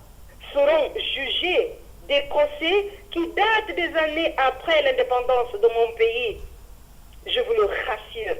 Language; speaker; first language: French; non-native, fluent; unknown